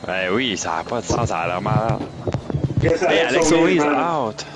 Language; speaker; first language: French; native; French